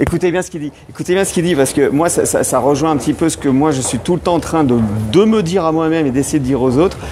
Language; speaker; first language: French; native; French